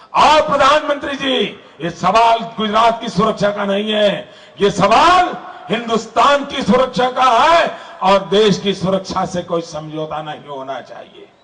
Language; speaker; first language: Hindi; non-native, local second language; Gujarati